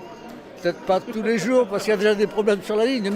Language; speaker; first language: French; native; French